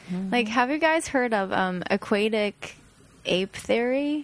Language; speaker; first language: English; non-native, fluent; Japanese